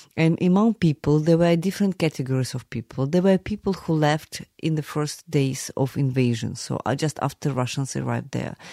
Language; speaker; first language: English; non-native, fluent; Ukrainian